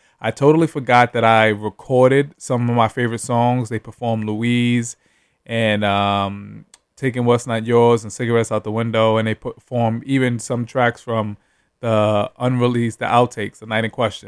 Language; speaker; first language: English; native; English